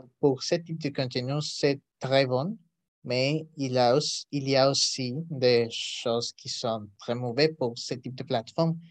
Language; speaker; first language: French; non-native, learner; Spanish